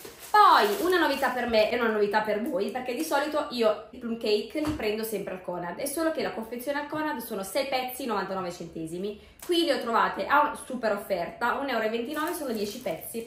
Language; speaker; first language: Italian; native; Italian